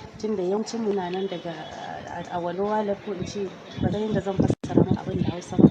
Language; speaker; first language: Hausa; native; Hausa